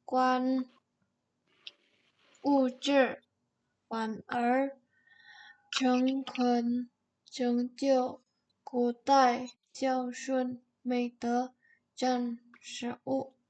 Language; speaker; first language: Chinese; non-native, learner; Indonesian